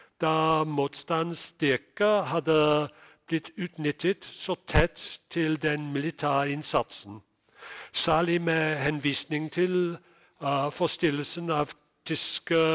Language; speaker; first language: Norwegian; non-native, fluent; English